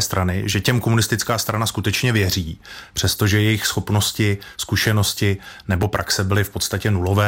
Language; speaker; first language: Czech; native; Czech